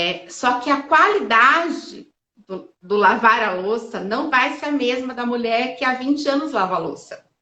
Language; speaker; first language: Portuguese; native; Portuguese